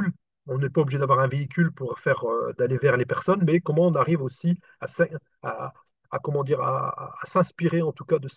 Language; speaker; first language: French; native; French